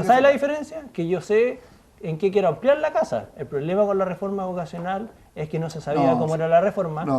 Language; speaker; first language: Spanish; native; Spanish